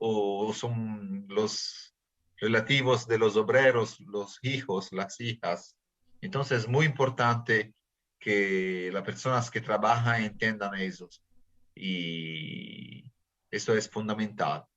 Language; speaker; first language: Spanish; non-native, fluent; Italian